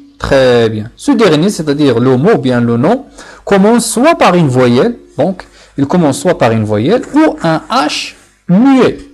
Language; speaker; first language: French; non-native, local second language; Arabic